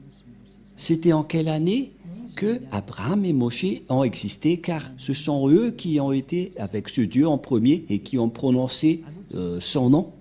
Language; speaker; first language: French; non-native, local second language; Malagasy